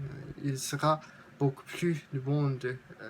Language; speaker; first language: French; non-native, learner; Japanese